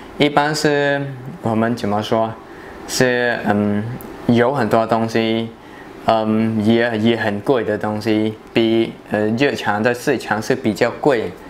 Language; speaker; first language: Chinese; non-native, fluent; Khmer